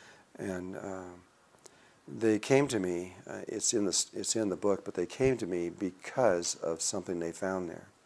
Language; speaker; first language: English; native; English